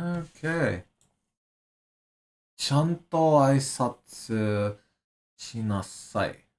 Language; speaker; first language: Japanese; non-native, learner; English